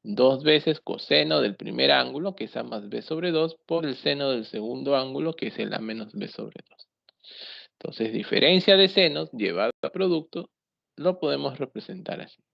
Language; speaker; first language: Spanish; native; Spanish